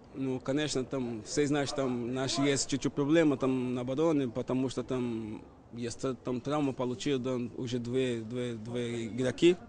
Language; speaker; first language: Russian; non-native, learner; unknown